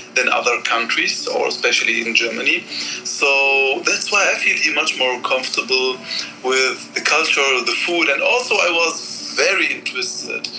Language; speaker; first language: English; non-native, fluent; Arabic